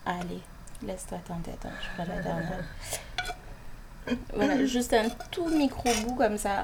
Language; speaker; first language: French; native; French